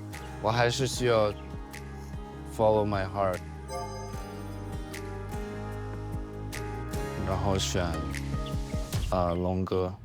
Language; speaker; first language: Chinese; non-native, learner; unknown